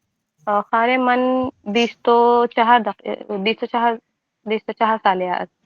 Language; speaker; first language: Persian; non-native, learner; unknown